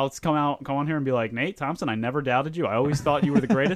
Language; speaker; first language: English; native; English